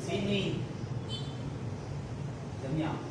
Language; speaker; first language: Vietnamese; non-native, learner; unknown